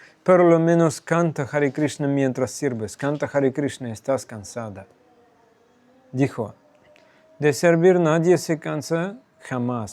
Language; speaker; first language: Spanish; non-native, fluent; Russian